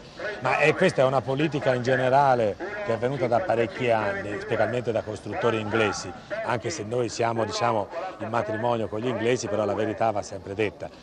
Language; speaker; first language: Italian; native; Italian